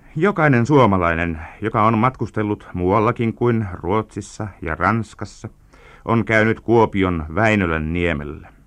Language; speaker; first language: Finnish; native; Finnish